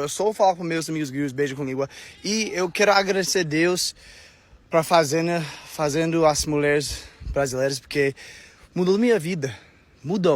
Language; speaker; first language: Portuguese; non-native, learner; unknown